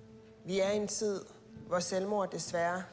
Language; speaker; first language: Danish; native; Danish